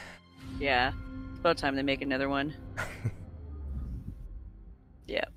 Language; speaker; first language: English; native; English